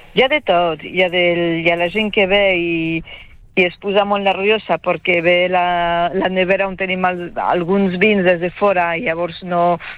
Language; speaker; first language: Catalan; non-native, fluent; French